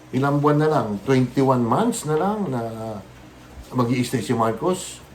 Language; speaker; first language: Filipino; non-native, local second language; Bikol